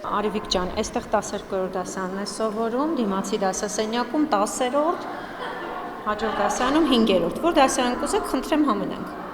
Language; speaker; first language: Armenian; native; Armenian